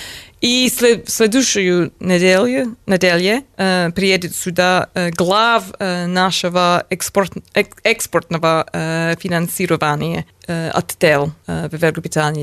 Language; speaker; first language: Russian; non-native, learner; English